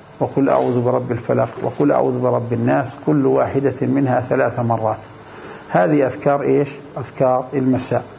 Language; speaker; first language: Arabic; native; Arabic